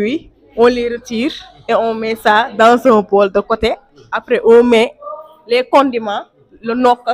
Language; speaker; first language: French; non-native, local second language; Wolof